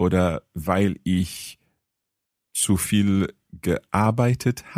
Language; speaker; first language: German; non-native, learner; English